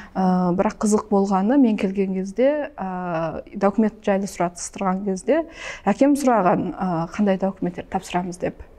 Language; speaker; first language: Kazakh; early bilingual, heritage; Kazakh